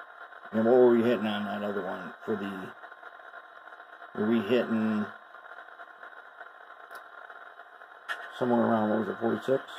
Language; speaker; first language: English; native; English